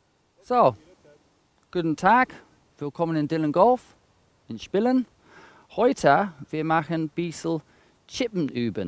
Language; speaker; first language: German; non-native, fluent; English